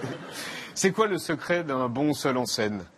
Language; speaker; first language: French; native; French